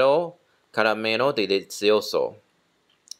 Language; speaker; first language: Spanish; non-native, learner; Chinese